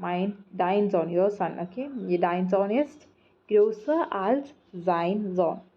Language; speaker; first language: German; non-native, fluent; Malayalam